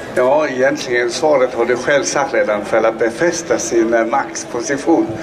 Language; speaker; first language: Swedish; non-native, fluent; Chinese